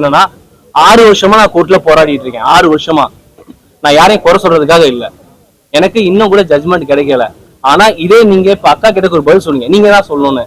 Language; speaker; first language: Tamil; native; Tamil